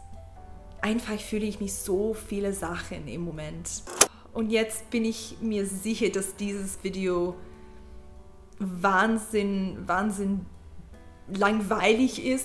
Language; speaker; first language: German; non-native, learner; English